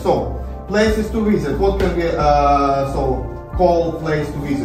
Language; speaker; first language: English; non-native, fluent; Russian